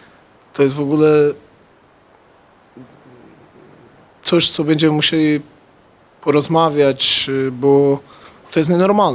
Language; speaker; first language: Polish; non-native, fluent; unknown